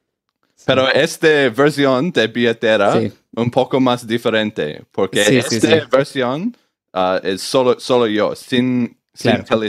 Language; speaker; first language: Spanish; non-native, learner; English